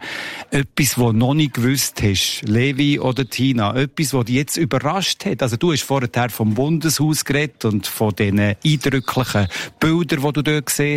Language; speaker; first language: German; native; German